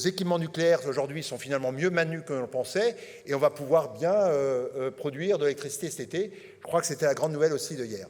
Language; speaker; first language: French; native; French